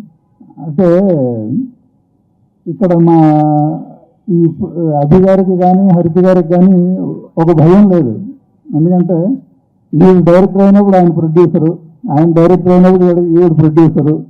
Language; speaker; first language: Telugu; native; Telugu